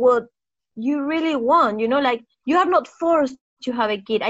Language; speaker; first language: English; non-native, fluent; Spanish